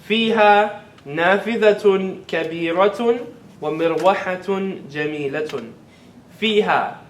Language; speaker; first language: Arabic; non-native, fluent; English